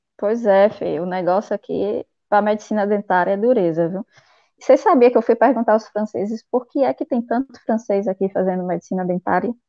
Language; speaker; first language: Portuguese; native; Portuguese